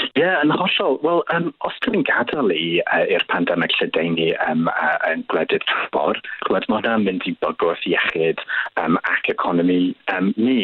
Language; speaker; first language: Welsh; non-native, local second language; English